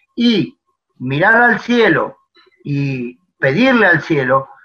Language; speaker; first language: Spanish; native; Spanish